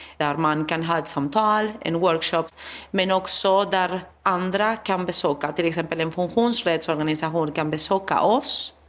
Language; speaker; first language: Swedish; non-native, fluent; Spanish